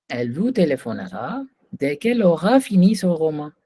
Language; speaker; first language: French; non-native, fluent; Hindi